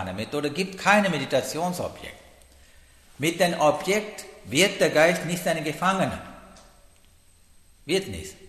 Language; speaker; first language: German; non-native, learner; Sinhala